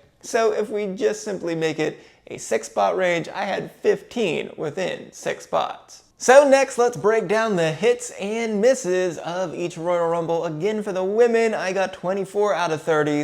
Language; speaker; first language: English; native; English